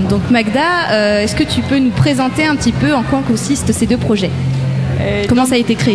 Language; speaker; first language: French; native; French